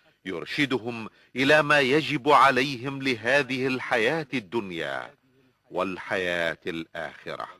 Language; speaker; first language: Arabic; native; Arabic